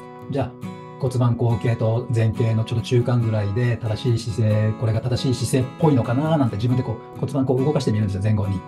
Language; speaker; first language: Japanese; native; Japanese